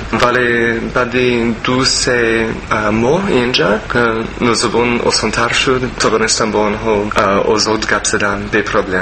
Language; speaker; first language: Persian; non-native, learner; English